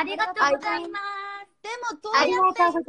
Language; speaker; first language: Japanese; non-native, learner; Korean